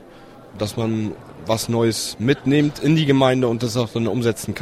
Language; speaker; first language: German; native; German